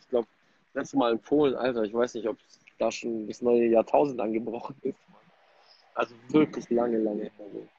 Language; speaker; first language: German; early bilingual, other home language; Polish